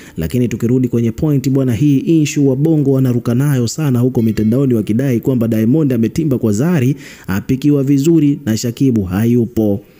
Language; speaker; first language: Swahili; native; Swahili